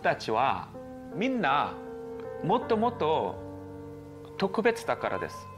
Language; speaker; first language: Japanese; non-native, learner; Korean